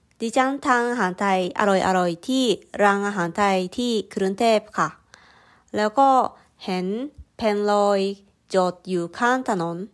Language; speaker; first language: Thai; non-native, learner; Japanese